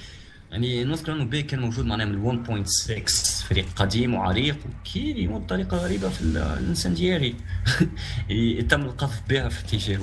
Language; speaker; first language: Arabic; native; Arabic